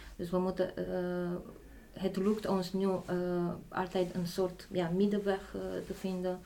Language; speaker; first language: Dutch; non-native, fluent; Polish